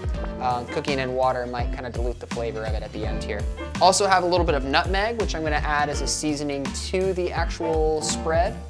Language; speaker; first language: English; native; English